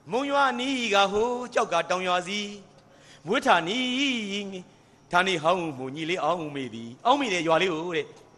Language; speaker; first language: Burmese; native; Burmese